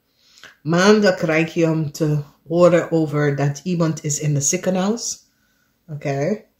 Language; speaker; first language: Dutch; non-native, learner; English